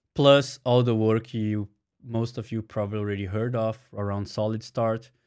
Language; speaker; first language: English; non-native, fluent; Portuguese